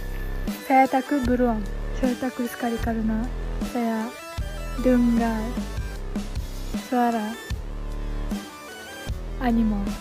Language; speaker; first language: Indonesian; non-native, learner; Japanese